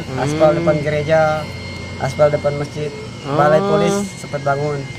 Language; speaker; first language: Indonesian; native; Indonesian